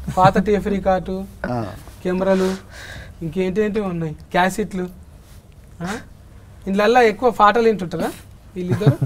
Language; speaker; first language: Telugu; native; Telugu